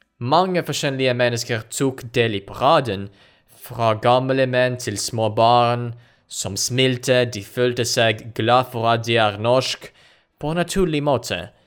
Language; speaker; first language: Norwegian; non-native, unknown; Ukrainian